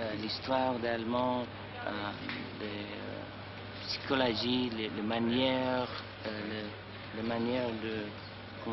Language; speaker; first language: French; non-native, learner; English